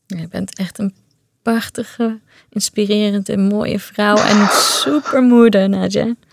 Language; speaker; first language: Dutch; non-native, fluent; Portuguese